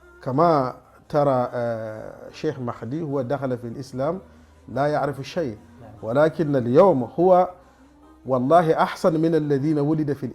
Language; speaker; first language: Arabic; non-native, fluent; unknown